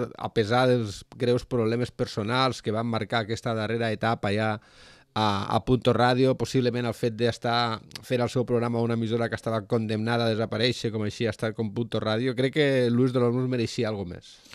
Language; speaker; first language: Catalan; native; Catalan